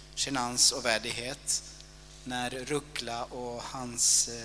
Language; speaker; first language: Swedish; non-native, fluent; Italian